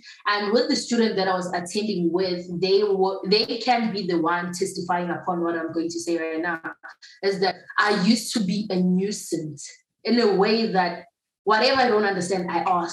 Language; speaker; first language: English; non-native, local second language; Zulu